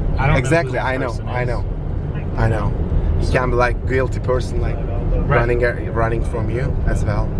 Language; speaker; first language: English; non-native, learner; Turkish